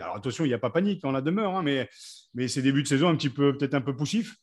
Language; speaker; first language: French; native; French